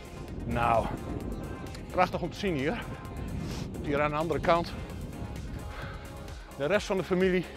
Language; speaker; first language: Dutch; native; Dutch